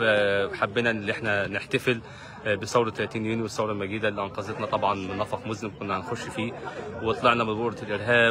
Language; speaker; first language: Arabic; native; Arabic